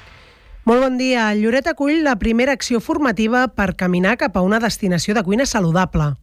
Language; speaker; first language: Catalan; native; Catalan